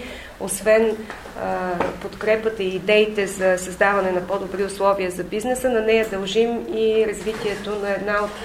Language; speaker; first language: Bulgarian; native; Bulgarian